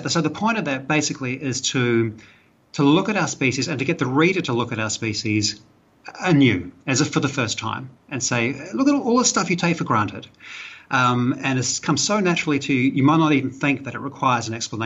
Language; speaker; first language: English; native; English